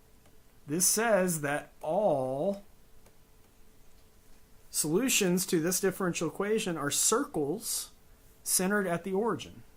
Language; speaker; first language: English; native; English